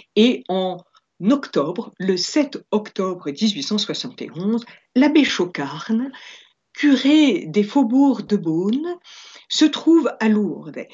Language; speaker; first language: French; native; French